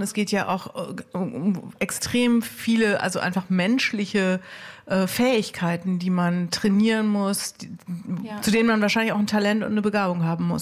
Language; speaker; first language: German; native; German